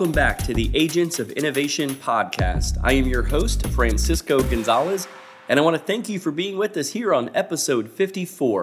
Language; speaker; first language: English; native; English